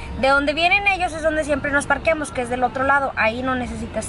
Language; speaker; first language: Spanish; native; Spanish